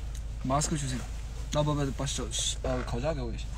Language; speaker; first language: Korean; non-native, fluent; Chinese